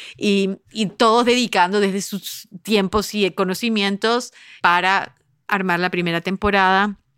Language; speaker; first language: Spanish; early bilingual, heritage; Spanish